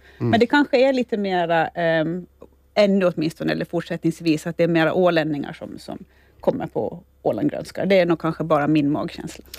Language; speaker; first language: Swedish; native; Swedish